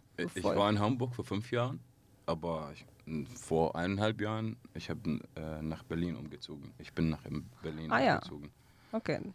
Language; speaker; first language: German; non-native, learner; Arabic